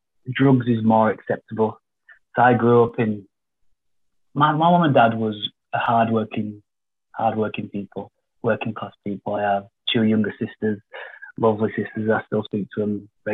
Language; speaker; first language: English; native; English